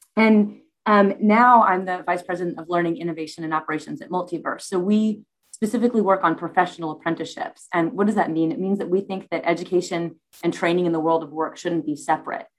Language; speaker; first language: English; native; English